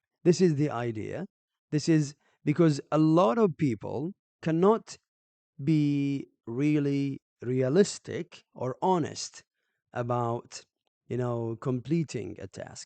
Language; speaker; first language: English; non-native, fluent; Arabic